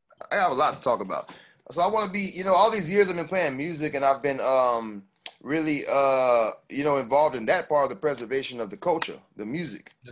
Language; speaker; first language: English; native; English